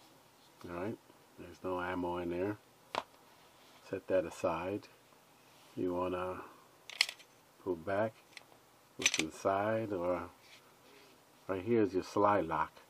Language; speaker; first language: English; native; English